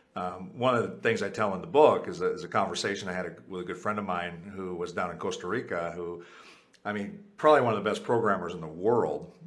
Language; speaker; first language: English; early bilingual, other home language; Spanish